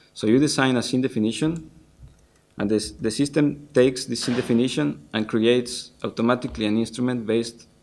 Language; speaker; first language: English; non-native, fluent; Spanish